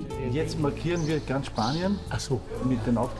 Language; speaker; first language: German; native; German